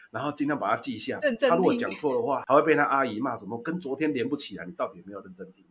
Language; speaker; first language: Chinese; native; Chinese